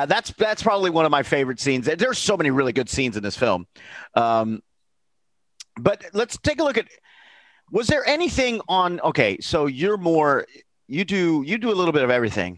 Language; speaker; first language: English; native; English